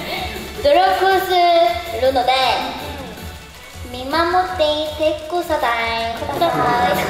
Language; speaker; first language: Japanese; non-native, learner; Korean